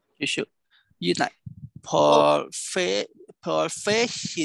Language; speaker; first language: English; non-native, learner; Vietnamese